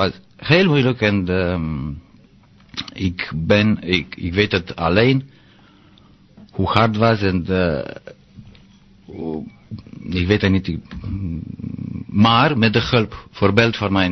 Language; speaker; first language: Dutch; non-native, learner; Romanian